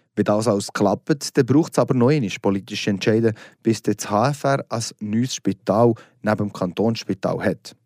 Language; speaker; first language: German; native; German